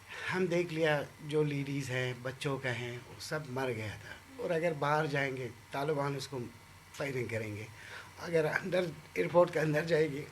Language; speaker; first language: Hindi; non-native, learner; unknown